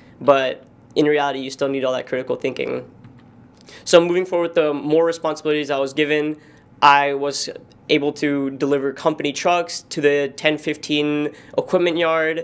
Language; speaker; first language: English; native; English